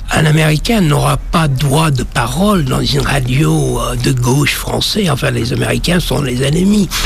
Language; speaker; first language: French; non-native, fluent; English